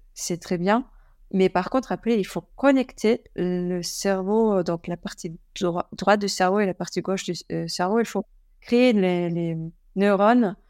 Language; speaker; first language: French; early bilingual, other home language; German